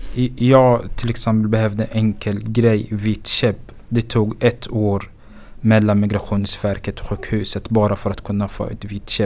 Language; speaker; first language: Swedish; non-native, fluent; Arabic